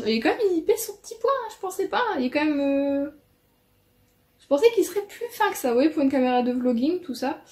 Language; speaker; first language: French; native; French